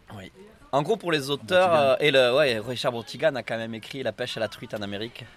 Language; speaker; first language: French; native; French